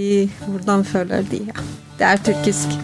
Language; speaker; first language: Norwegian; non-native, learner; Kurdish